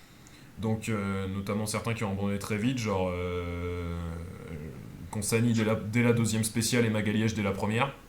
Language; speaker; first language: French; native; French